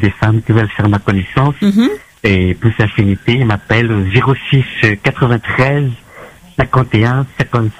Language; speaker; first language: French; non-native, local second language; Comorian